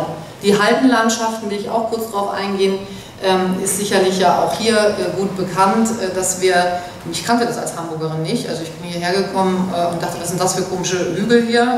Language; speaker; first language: German; native; German